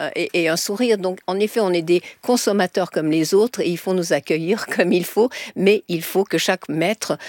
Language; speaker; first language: French; native; French